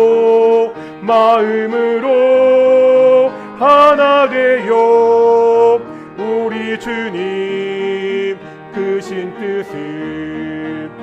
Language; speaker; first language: Korean; native; Korean